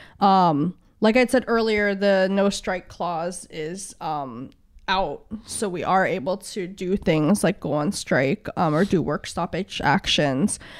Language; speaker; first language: English; early bilingual, other home language; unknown